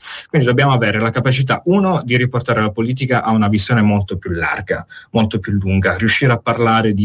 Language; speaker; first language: Italian; native; Italian